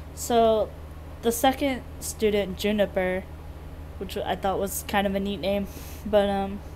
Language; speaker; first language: English; native; English